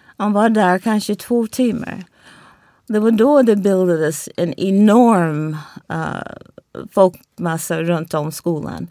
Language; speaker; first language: Swedish; non-native, fluent; English